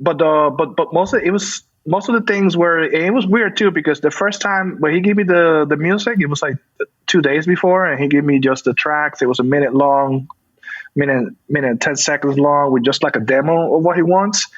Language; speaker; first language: English; non-native, fluent; Spanish